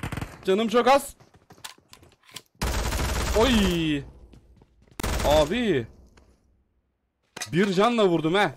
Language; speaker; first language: Turkish; native; Turkish